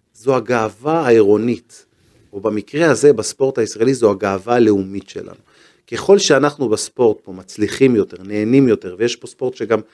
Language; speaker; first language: Hebrew; native; Hebrew